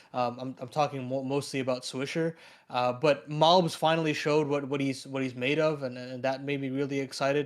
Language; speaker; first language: English; native; English